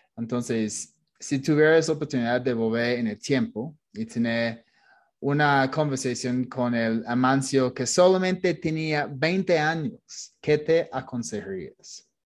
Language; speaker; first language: Spanish; non-native, fluent; English